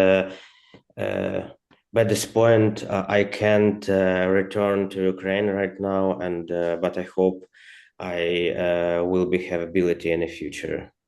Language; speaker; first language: English; non-native, learner; Ukrainian